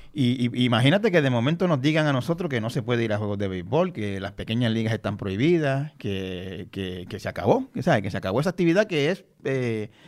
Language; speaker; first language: Spanish; native; Spanish